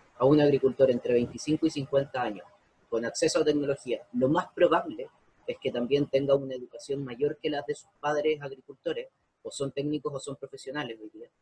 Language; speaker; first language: Spanish; native; Spanish